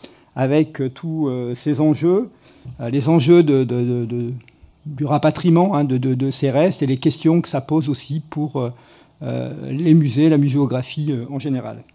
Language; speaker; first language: French; native; French